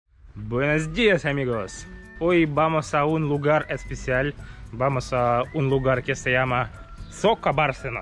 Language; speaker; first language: Spanish; non-native, learner; Russian